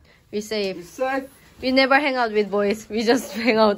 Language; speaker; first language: English; non-native, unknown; Korean